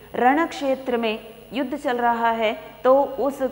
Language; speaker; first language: Hindi; non-native, local second language; Kannada